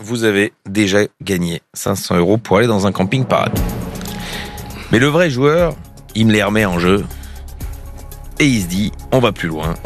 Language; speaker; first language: French; native; French